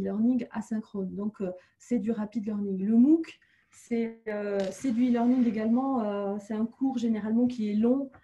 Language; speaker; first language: French; native; French